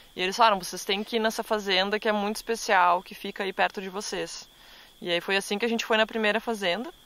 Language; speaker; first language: Portuguese; native; Portuguese